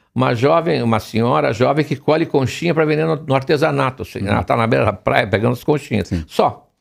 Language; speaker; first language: Portuguese; native; Portuguese